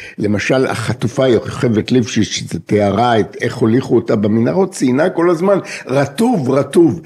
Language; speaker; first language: Hebrew; native; Hebrew